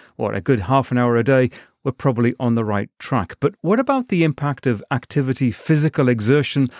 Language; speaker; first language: English; native; English